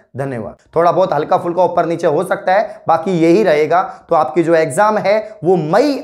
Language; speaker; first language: Hindi; native; Hindi